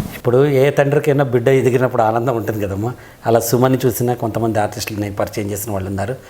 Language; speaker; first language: Telugu; native; Telugu